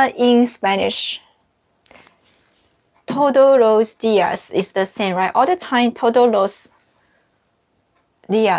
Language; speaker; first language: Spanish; non-native, learner; Chinese